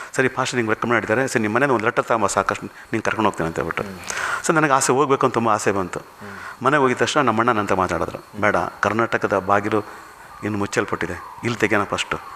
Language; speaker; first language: Kannada; non-native, local second language; Tamil